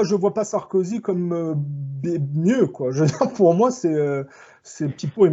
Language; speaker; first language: French; native; French